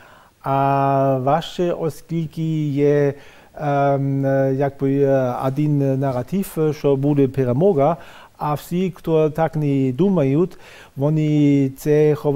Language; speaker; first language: Ukrainian; non-native, fluent; German